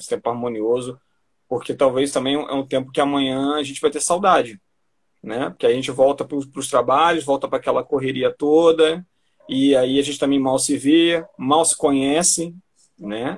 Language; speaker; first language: Portuguese; native; Portuguese